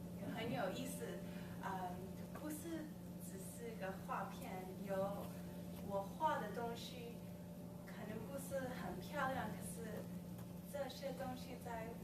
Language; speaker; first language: Chinese; non-native, learner; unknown